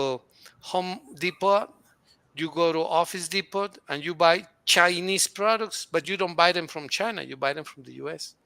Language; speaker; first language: English; non-native, fluent; Spanish